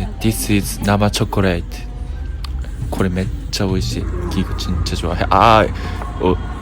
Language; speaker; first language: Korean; non-native, learner; Japanese